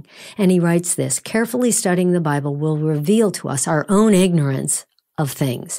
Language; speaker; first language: English; native; English